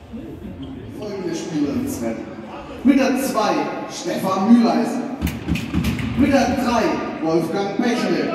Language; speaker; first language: German; native; German